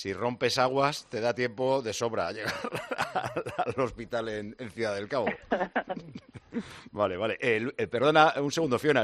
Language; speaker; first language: Spanish; native; Spanish